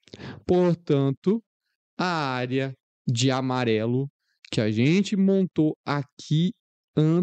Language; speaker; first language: Portuguese; native; Portuguese